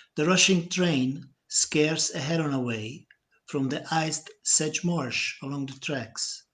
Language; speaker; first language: English; non-native, fluent; Hungarian